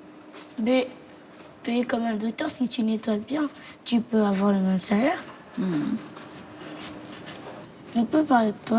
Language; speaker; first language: French; early bilingual, other home language; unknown